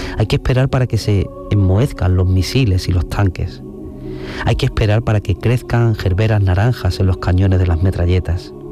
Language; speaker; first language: Spanish; native; Spanish